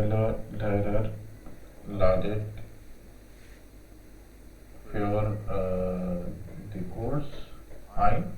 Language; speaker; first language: German; non-native, learner; Hindi